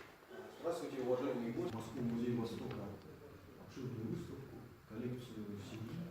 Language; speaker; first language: Russian; native; Russian